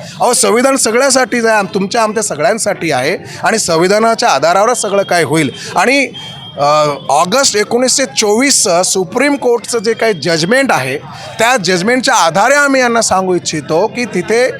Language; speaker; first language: Marathi; non-native, local second language; Lambadi